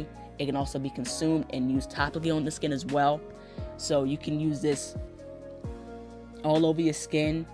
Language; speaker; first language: English; native; English